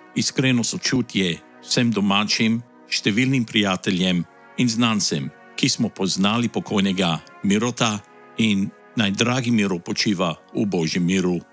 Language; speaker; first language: Slovenian; early bilingual, heritage; Slovenian